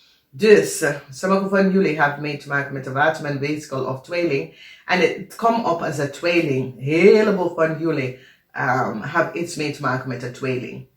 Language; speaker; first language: Dutch; non-native, learner; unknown